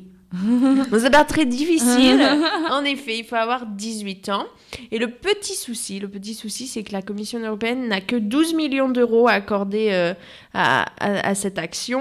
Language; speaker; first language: French; native; French